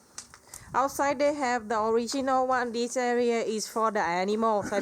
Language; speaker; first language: English; non-native, learner; Thai